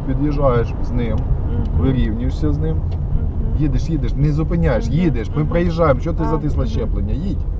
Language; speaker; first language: Ukrainian; non-native, local second language; Russian